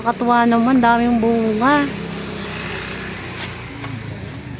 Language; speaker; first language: Filipino; native; Filipino